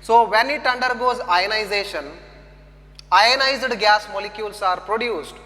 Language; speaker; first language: English; non-native, local second language; Kannada